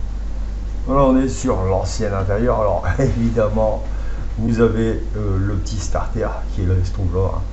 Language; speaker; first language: French; native; French